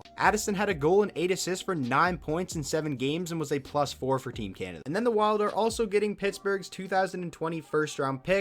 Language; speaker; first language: English; native; English